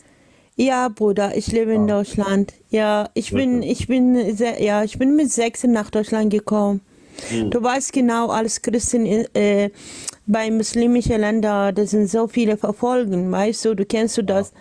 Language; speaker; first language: German; non-native, learner; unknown